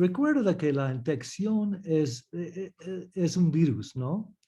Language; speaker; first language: Spanish; early bilingual, heritage; English